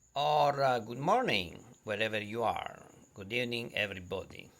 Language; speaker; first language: English; non-native, fluent; Italian